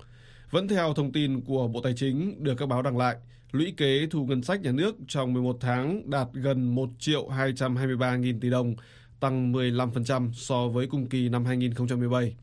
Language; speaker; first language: Vietnamese; native; Vietnamese